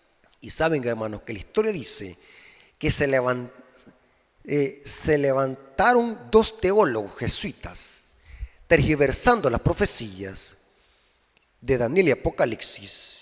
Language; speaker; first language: Spanish; native; Spanish